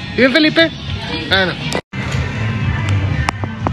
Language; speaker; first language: Spanish; native; Spanish